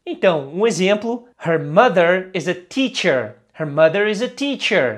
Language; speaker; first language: English; non-native, fluent; Portuguese